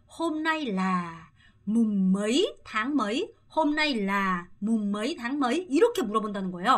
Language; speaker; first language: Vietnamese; non-native, fluent; Korean